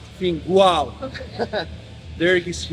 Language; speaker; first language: English; non-native, learner; Spanish